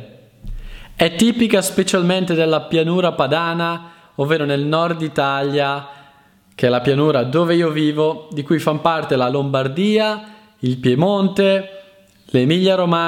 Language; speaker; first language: Italian; native; Italian